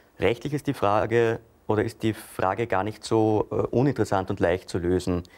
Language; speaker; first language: German; native; German